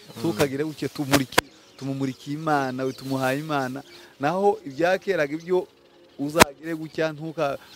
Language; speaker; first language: Kinyarwanda; early bilingual, heritage; Kinyarwanda